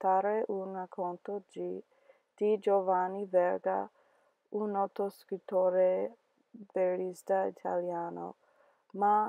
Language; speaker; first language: Italian; non-native, learner; English